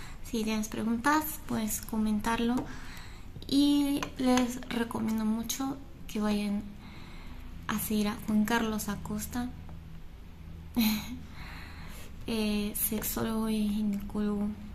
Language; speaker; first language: Spanish; native; Spanish